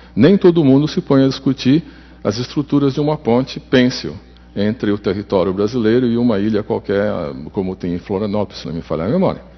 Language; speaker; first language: Portuguese; native; Portuguese